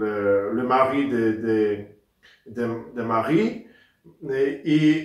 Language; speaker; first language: French; non-native, fluent; Polish